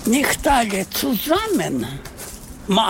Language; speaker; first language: German; non-native, learner; Russian